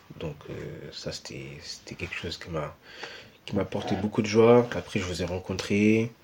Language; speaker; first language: French; early bilingual, other home language; Portuguese